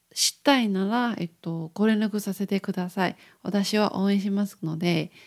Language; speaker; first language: Japanese; non-native, learner; Chinese